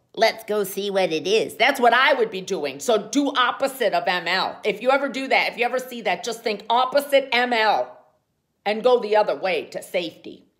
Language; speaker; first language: English; native; English